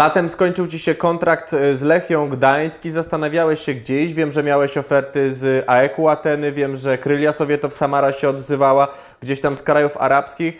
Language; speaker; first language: Polish; native; Polish